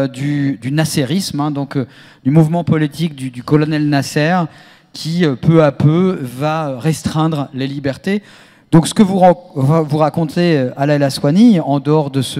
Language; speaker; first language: French; native; French